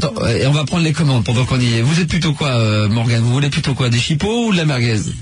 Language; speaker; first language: French; native; French